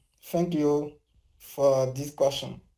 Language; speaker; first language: English; non-native, learner; French